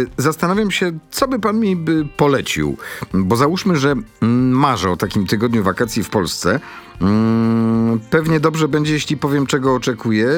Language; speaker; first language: Polish; native; Polish